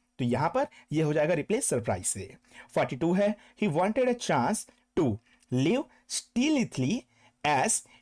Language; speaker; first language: Hindi; non-native, local second language; Gujarati